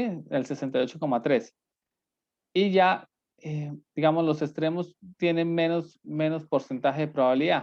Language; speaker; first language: Spanish; native; Spanish